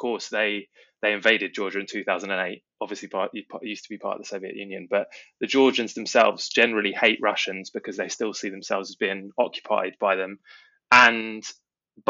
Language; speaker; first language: English; native; English